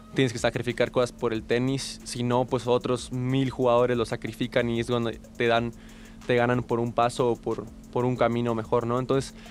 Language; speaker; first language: Spanish; native; Spanish